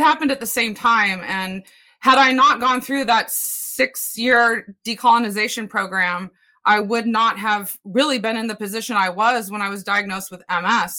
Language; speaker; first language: English; native; English